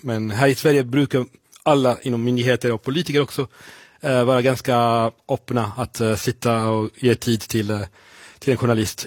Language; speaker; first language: Swedish; non-native, fluent; Italian